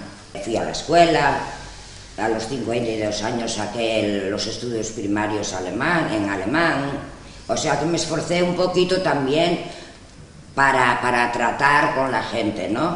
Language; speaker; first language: Spanish; non-native, local second language; Galician